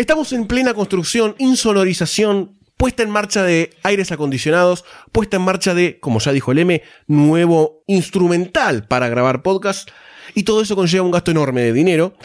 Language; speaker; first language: Spanish; native; Spanish